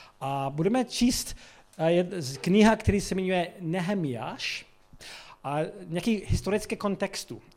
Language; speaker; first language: Czech; non-native, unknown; English